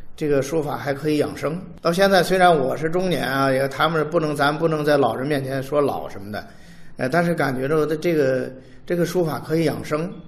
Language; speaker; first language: Chinese; native; Chinese